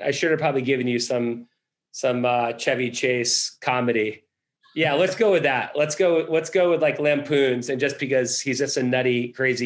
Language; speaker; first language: English; native; English